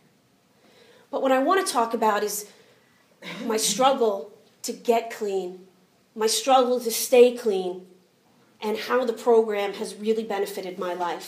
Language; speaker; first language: English; native; English